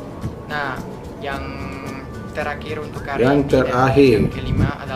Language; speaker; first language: Indonesian; non-native, fluent; French